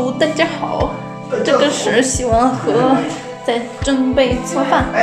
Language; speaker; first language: Chinese; non-native, fluent; Russian